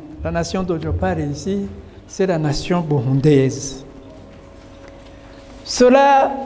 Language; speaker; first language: French; non-native, local second language; Rundi